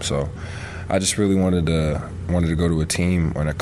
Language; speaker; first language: English; native; English